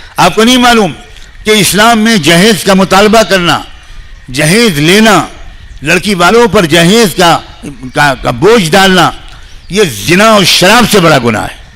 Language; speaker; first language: Urdu; native; Urdu